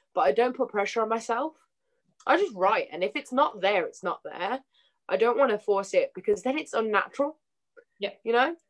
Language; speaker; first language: English; native; English